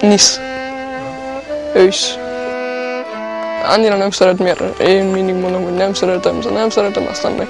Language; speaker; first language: Hungarian; non-native, learner; German